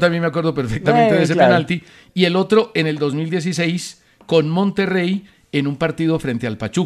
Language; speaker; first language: Spanish; native; Spanish